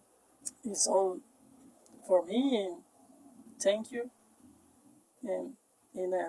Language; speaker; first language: English; non-native, learner; Spanish